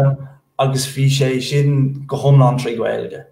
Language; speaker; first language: Irish; non-native, local second language; English